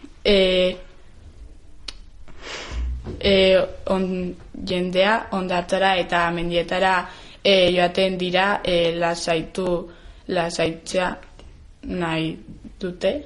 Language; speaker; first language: Basque; non-native, learner; Spanish